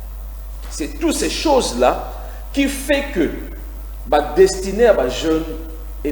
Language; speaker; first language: French; non-native, local second language; Lingala